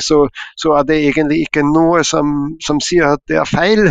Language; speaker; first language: Norwegian; non-native, fluent; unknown